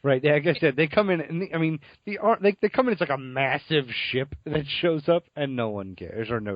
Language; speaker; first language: English; native; English